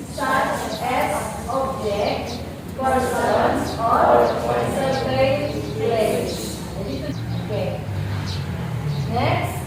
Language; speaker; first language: English; non-native, local second language; Indonesian